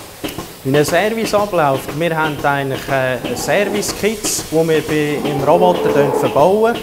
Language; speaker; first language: German; early bilingual, heritage; German